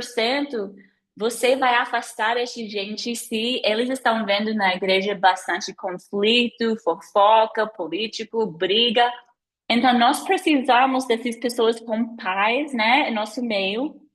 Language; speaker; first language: Portuguese; non-native, fluent; English